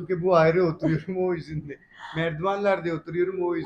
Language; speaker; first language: Turkish; non-native, learner; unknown